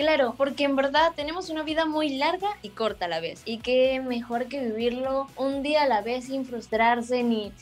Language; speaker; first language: Spanish; native; Spanish